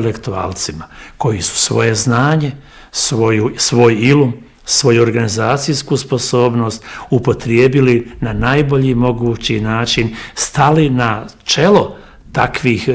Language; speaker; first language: Bosnian; native; Bosnian